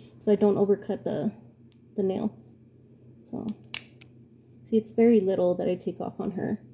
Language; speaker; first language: English; native; English